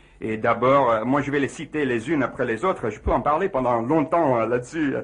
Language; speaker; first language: French; non-native, fluent; English